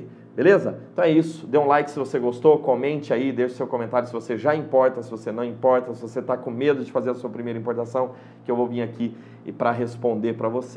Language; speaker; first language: Portuguese; native; Portuguese